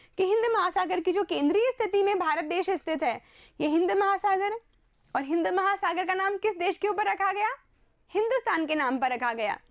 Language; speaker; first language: Hindi; native; Hindi